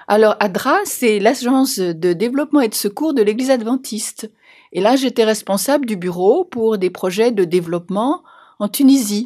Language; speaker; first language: French; native; French